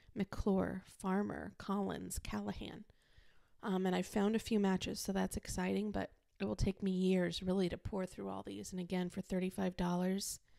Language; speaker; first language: English; native; English